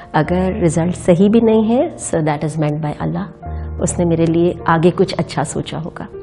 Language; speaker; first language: Urdu; native; Urdu